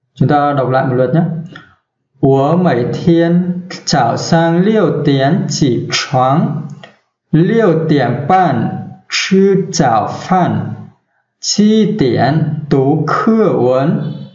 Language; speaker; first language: Chinese; non-native, fluent; Vietnamese